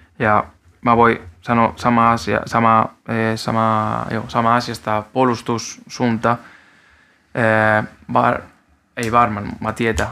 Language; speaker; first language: Finnish; non-native, learner; Spanish